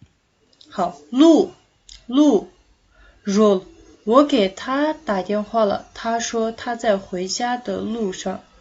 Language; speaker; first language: Chinese; non-native, fluent; Kazakh